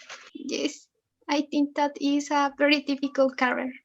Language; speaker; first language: English; non-native, learner; Spanish